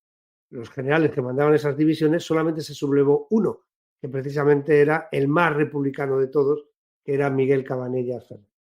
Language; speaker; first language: Spanish; native; Spanish